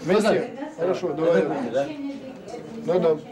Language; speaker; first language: Russian; non-native, learner; French